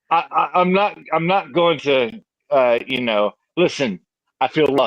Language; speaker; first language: English; native; English